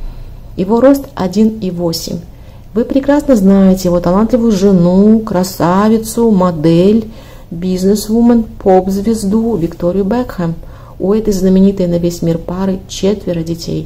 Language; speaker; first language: Russian; native; Russian